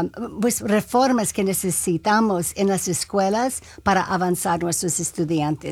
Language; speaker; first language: Spanish; non-native, local second language; English